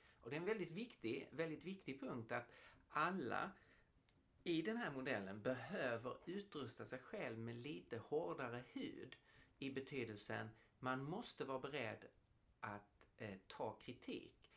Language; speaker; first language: Swedish; native; Swedish